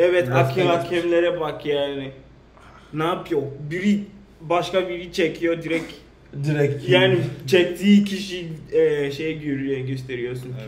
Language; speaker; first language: Turkish; non-native, learner; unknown